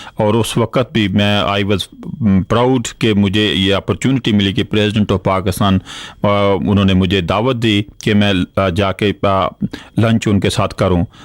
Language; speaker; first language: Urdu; non-native, local second language; Punjabi